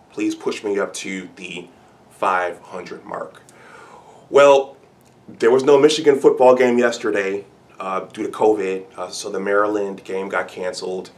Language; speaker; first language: English; native; English